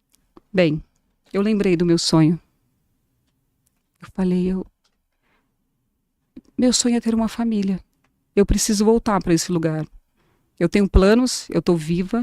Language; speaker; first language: Portuguese; native; Portuguese